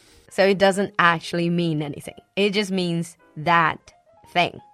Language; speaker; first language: English; non-native, fluent; Chinese